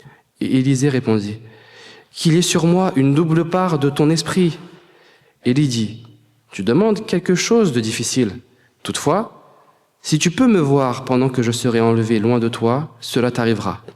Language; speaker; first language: French; native; French